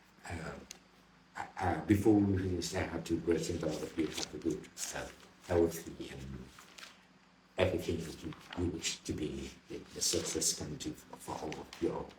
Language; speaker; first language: English; non-native, learner; Thai